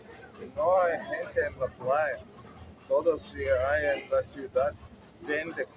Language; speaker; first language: Spanish; non-native, learner; English